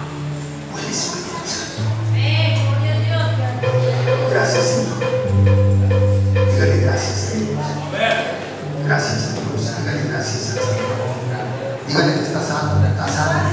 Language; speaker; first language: Spanish; native; Spanish